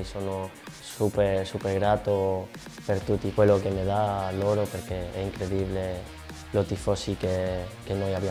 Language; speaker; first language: Italian; non-native, fluent; Spanish